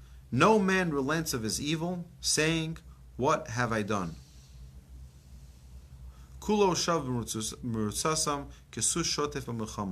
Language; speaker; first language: English; native; English